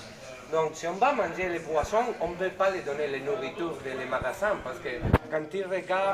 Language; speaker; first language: French; non-native, learner; Spanish